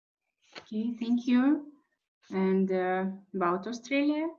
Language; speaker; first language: English; non-native, fluent; Russian